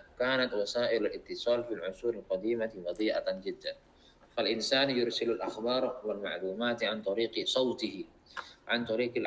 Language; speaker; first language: Arabic; non-native, fluent; Indonesian